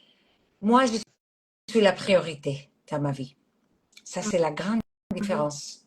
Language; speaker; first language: French; non-native, fluent; Catalan